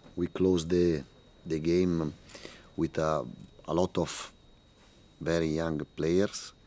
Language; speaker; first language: English; non-native, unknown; Italian